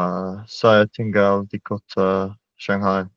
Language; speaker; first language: Indonesian; non-native, learner; English